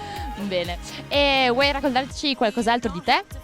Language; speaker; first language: Italian; native; Italian